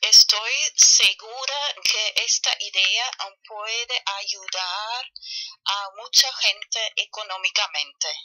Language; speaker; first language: Spanish; non-native, fluent; German